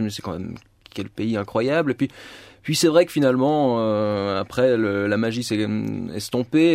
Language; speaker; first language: French; native; French